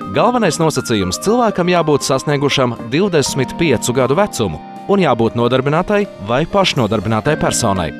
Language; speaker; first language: Latvian; native; Latvian